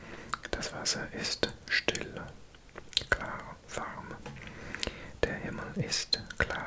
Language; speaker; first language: German; non-native, learner; English